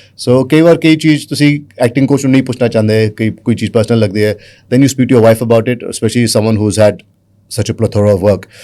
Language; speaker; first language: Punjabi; early bilingual, heritage; Punjabi